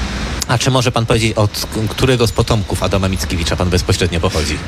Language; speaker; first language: Polish; native; Polish